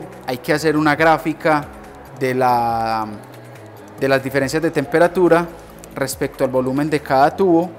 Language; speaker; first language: Spanish; native; Spanish